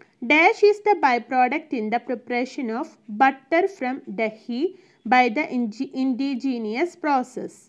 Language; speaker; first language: English; non-native, local second language; Malayalam